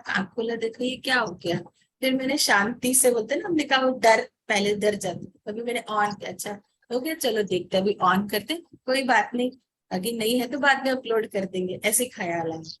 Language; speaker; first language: Hindi; native; Hindi